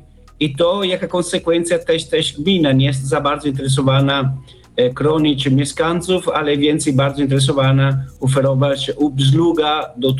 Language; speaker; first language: Polish; non-native, learner; Italian